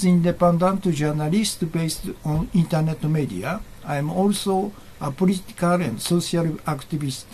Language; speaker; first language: English; non-native, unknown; Japanese